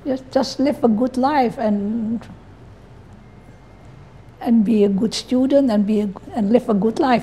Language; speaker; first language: English; non-native, fluent; Indonesian